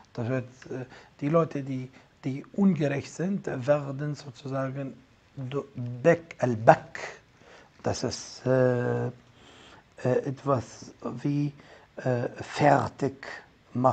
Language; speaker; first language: German; non-native, fluent; Arabic